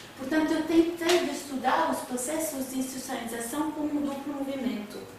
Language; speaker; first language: Portuguese; non-native, fluent; French